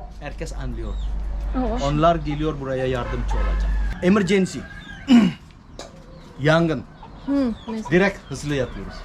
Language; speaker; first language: Turkish; non-native, learner; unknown